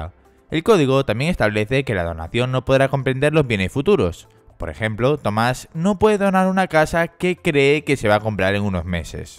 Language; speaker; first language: Spanish; native; Spanish